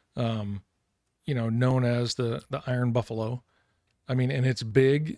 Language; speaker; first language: English; native; English